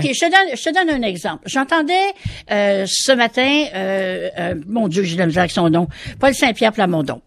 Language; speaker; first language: French; native; French